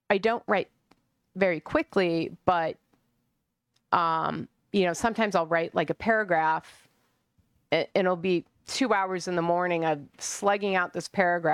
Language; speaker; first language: English; native; English